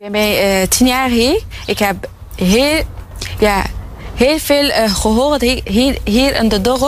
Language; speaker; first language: Dutch; non-native, learner; Arabic